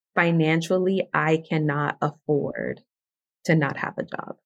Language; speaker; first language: English; early bilingual, other home language; Spanish